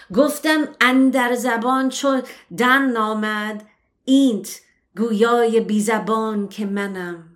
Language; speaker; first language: Persian; early bilingual, heritage; Persian